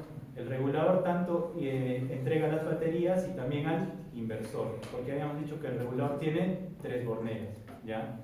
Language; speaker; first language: Spanish; native; Spanish